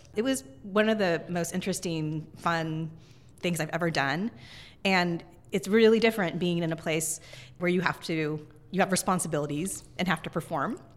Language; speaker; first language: English; native; English